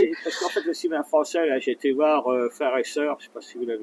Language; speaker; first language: French; native; French